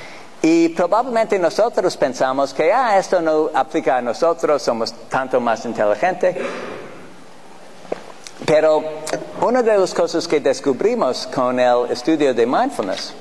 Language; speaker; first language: Spanish; non-native, fluent; English